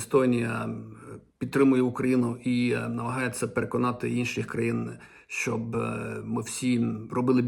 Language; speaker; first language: Ukrainian; non-native, fluent; Estonian